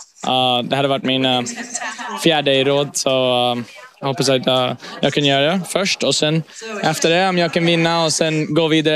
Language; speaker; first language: Swedish; early bilingual, heritage; English